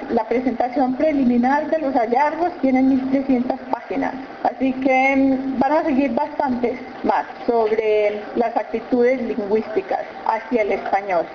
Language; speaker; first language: Spanish; native; Spanish